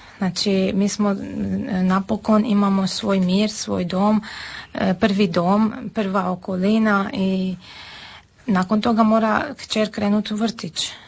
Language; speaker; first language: Serbian; non-native, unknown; Armenian